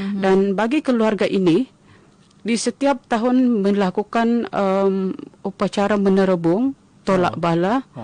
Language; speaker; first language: Malay; non-native, local second language; Central Dusun